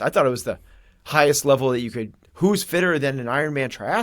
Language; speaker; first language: English; native; English